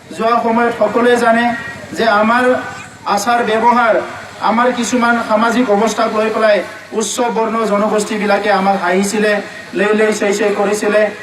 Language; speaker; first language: Assamese; non-native, local second language; Bodo